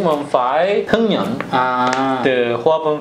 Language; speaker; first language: Vietnamese; non-native, learner; Korean